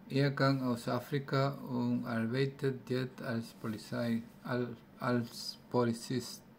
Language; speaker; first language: German; non-native, learner; Spanish